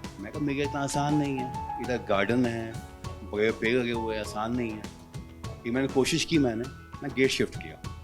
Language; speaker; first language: Hindi; native; Hindi